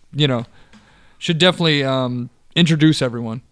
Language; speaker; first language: English; native; English